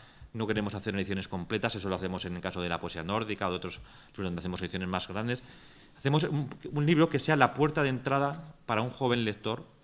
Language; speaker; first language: Spanish; native; Spanish